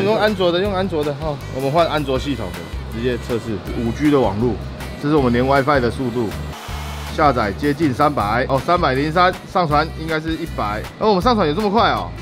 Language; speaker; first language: Chinese; native; Chinese